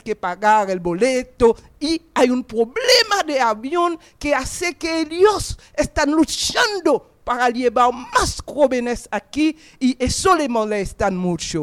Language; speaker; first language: Spanish; non-native, fluent; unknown